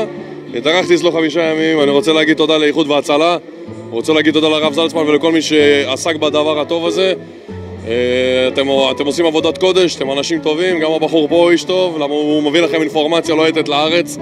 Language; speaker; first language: Hebrew; non-native, fluent; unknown